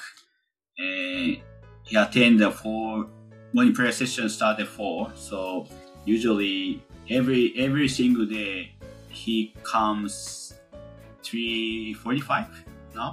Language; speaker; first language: English; non-native, fluent; Japanese